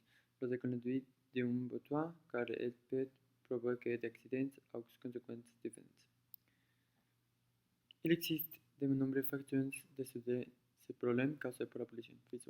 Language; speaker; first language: French; non-native, learner; Spanish